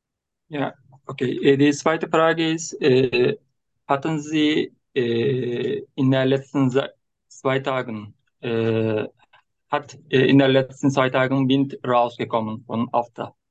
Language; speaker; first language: German; non-native, learner; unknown